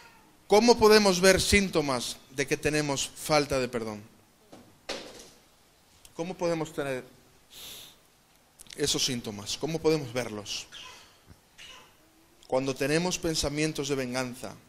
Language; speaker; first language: Spanish; native; Spanish